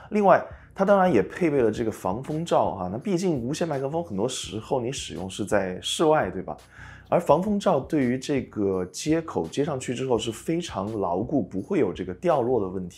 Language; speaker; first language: Chinese; native; Chinese